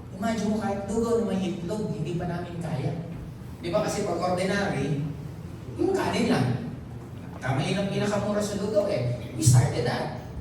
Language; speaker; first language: Filipino; non-native, local second language; Bikol